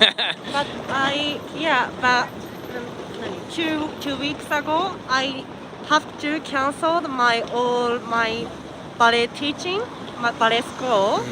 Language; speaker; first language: English; non-native, fluent; Japanese